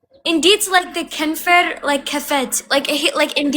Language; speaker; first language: English; non-native, learner; Amharic